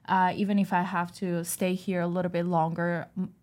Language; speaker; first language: English; non-native, fluent; Chinese